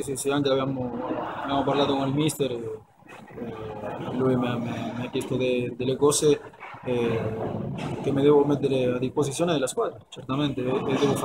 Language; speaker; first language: Italian; non-native, fluent; Spanish